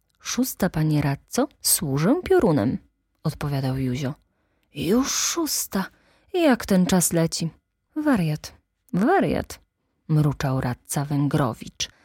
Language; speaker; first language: Polish; native; Polish